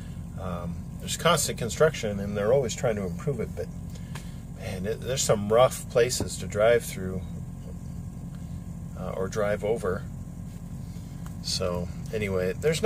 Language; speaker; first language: English; native; English